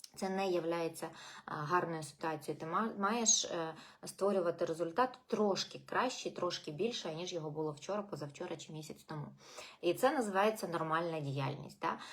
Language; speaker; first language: Ukrainian; non-native, local second language; Russian